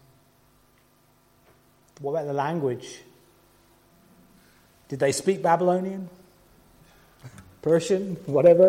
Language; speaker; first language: English; native; English